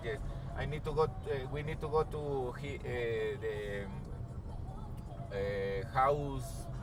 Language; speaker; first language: English; non-native, learner; Spanish